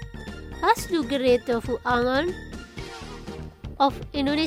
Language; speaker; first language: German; non-native, learner; Indonesian